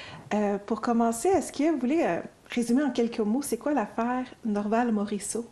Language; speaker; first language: French; native; French